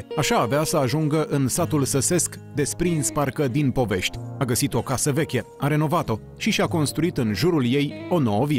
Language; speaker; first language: Romanian; native; Romanian